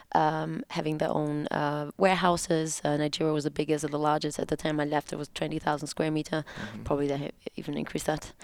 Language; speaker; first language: English; non-native, fluent; German